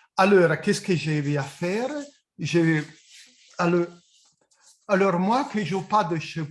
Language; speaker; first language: French; non-native, fluent; Italian